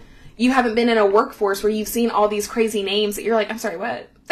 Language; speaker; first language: English; native; English